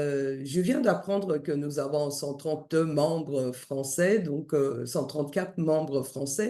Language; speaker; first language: French; non-native, fluent; Turkish